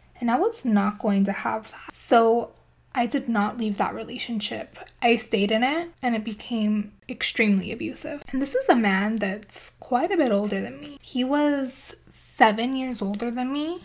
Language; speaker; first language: English; native; English